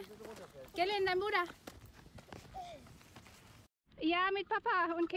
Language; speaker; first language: German; non-native, learner; Filipino